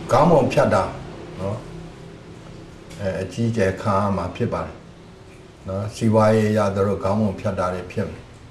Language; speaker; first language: Burmese; non-native, local second language; Karen languages